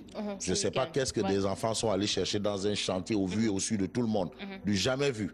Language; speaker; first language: French; non-native, local second language; Wolof